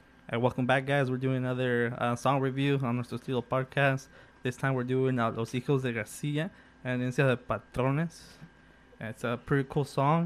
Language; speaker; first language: English; early bilingual, other home language; Spanish